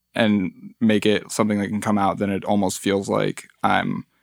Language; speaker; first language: English; early bilingual, other home language; Spanish